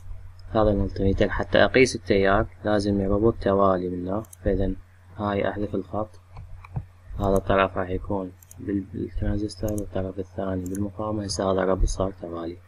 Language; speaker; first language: Arabic; native; Arabic